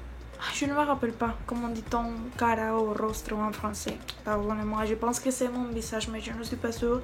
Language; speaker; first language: French; non-native, learner; Spanish